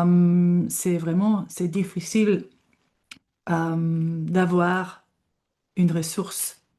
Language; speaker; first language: French; non-native, fluent; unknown